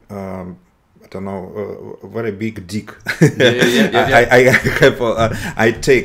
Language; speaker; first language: English; non-native, learner; Russian